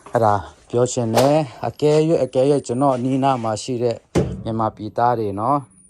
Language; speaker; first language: Burmese; non-native, local second language; Tedim Chin